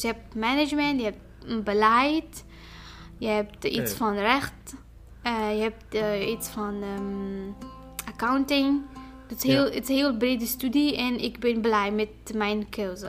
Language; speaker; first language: Dutch; non-native, fluent; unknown